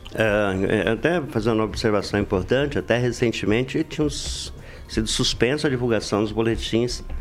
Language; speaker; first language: Portuguese; native; Portuguese